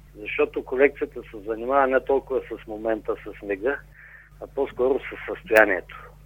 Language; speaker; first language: Bulgarian; native; Bulgarian